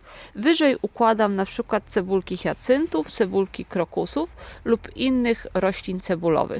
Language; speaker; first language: Polish; native; Polish